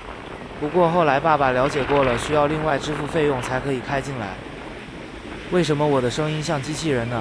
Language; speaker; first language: Chinese; native; Chinese